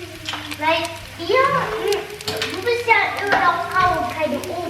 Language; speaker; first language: German; early bilingual, heritage; German